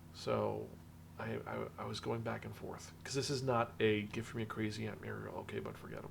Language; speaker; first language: English; native; English